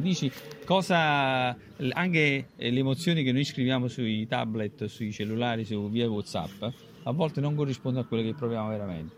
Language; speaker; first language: Italian; native; Italian